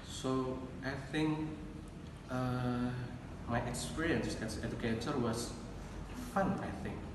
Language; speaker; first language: English; non-native, learner; Indonesian